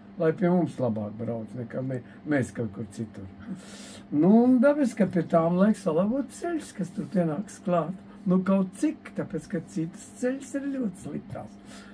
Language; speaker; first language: Latvian; non-native, local second language; Russian